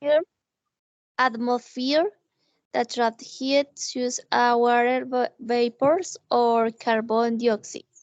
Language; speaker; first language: English; non-native, learner; Spanish